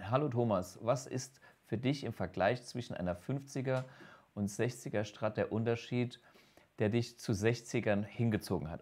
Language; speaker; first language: German; native; German